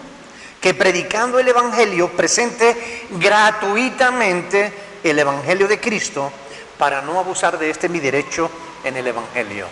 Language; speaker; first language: Spanish; native; Spanish